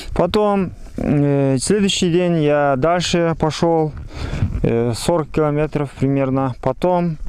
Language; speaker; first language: Russian; non-native, local second language; Kazakh